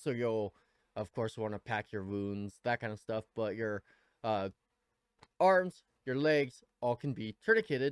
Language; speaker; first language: English; native; English